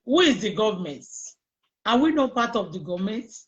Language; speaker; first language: English; non-native, local second language; Yoruba